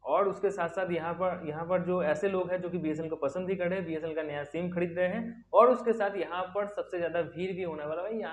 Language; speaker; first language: Hindi; native; Hindi